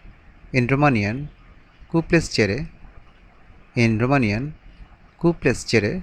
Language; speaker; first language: Romanian; non-native, learner; Bangla